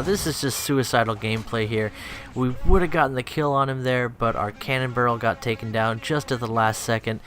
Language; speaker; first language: English; native; English